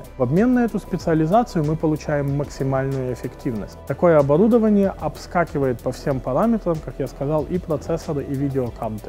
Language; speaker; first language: Russian; native; Russian